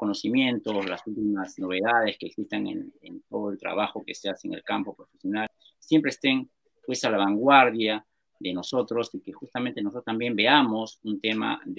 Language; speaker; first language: Spanish; native; Spanish